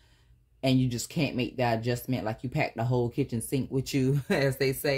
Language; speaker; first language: English; native; English